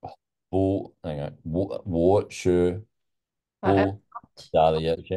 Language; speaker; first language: Chinese; non-native, learner; English